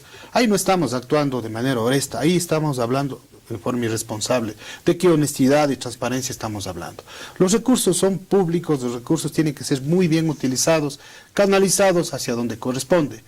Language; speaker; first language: Spanish; native; Spanish